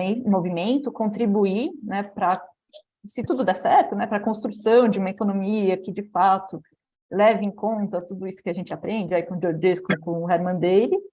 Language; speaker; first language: Portuguese; native; Portuguese